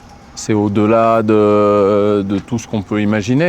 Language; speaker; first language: French; native; French